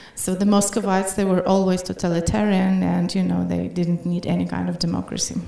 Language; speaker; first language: English; non-native, fluent; Ukrainian